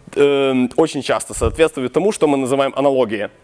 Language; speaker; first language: Russian; non-native, local second language; Ukrainian